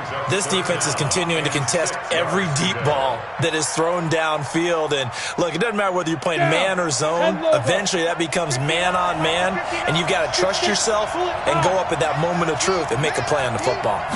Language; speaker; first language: English; native; English